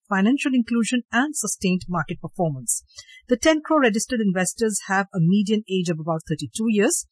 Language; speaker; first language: English; non-native, local second language; Hindi